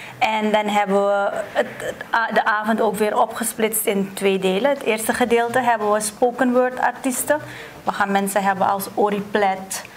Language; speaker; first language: Dutch; native; Dutch